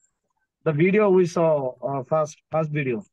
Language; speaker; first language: English; non-native, learner; Bangla